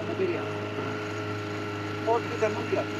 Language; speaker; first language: English; non-native, learner; Arabic